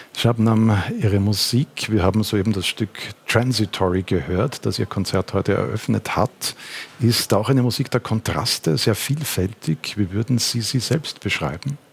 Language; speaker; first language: German; native; German